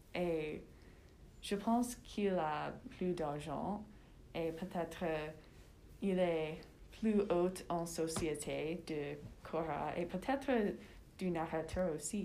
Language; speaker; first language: French; non-native, learner; English